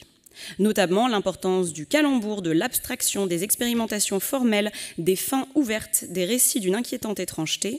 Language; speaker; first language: French; native; French